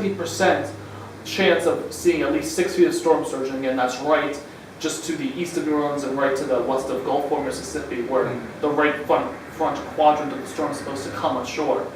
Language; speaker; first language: English; native; English